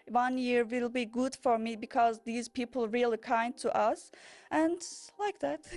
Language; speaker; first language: English; non-native, learner; Turkish